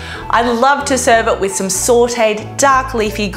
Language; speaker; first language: English; native; English